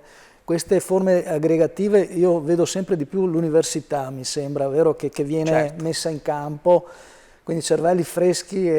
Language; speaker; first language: Italian; native; Italian